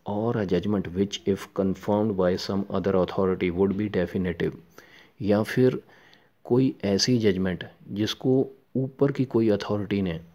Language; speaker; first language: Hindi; non-native, local second language; Punjabi